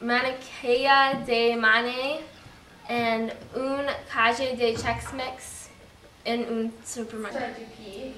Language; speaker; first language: Spanish; non-native, learner; English